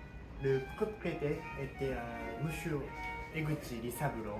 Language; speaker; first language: French; non-native, learner; Japanese